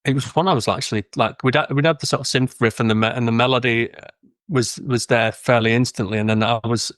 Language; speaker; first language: English; native; English